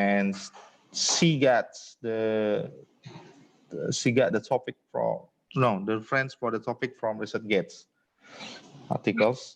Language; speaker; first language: English; non-native, fluent; Indonesian